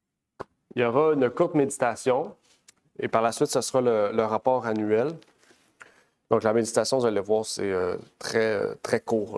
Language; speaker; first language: French; native; French